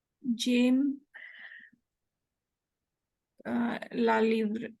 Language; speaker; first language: French; non-native, learner; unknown